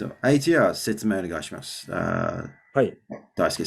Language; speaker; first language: Japanese; non-native, learner; English